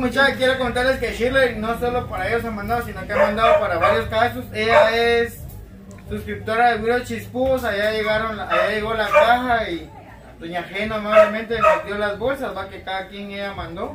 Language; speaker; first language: Spanish; native; Spanish